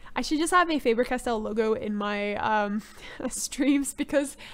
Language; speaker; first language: English; native; English